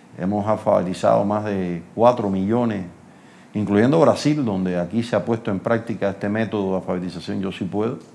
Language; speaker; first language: Spanish; native; Spanish